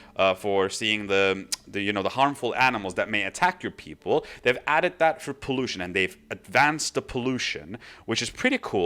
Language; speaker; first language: English; non-native, fluent; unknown